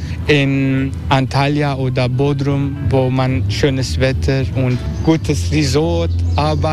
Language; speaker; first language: German; non-native, learner; Turkish